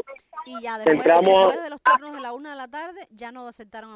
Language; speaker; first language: Spanish; native; Spanish